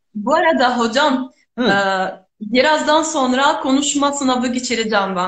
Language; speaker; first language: Turkish; non-native, fluent; Indonesian